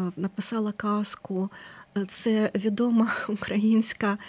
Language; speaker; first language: Ukrainian; native; Ukrainian